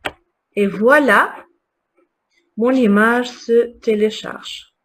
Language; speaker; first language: French; non-native, local second language; Arabic